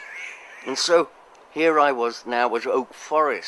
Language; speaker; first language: English; native; English